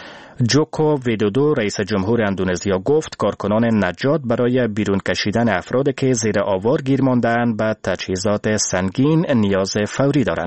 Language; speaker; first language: Persian; native; Persian